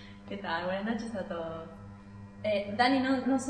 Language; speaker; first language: Spanish; native; Spanish